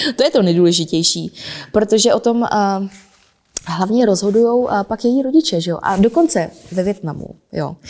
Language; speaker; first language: Czech; early bilingual, other home language; Vietnamese